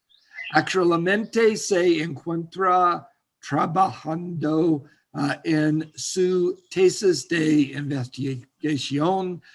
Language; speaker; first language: Spanish; non-native, learner; English